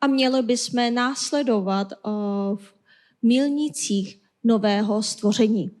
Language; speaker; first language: Czech; non-native, fluent; Korean